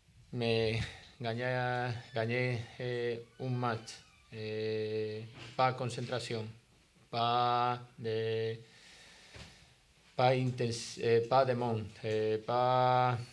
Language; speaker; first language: French; non-native, learner; Spanish